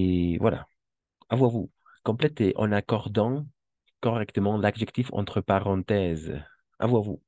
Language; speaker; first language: French; non-native, fluent; Spanish